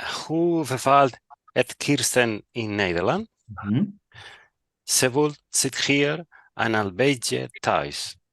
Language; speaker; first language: Dutch; non-native, learner; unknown